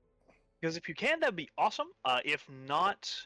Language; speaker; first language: English; native; English